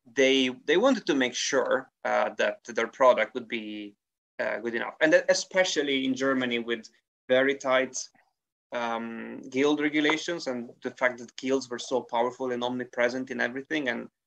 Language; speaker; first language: English; non-native, fluent; Italian